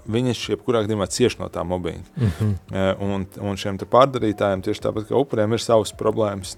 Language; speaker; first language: Latvian; native; Latvian